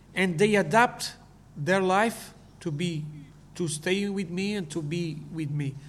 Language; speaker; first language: English; non-native, learner; Portuguese